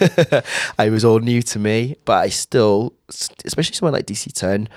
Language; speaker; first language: English; native; English